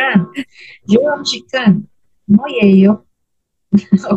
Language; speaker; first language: Korean; non-native, learner; Filipino